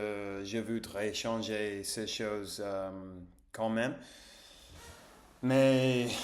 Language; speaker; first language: French; non-native, learner; English